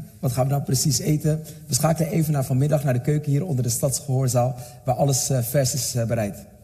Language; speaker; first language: Dutch; native; Dutch